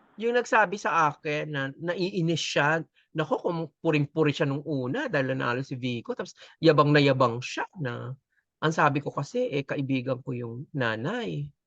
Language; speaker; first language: Filipino; native; Filipino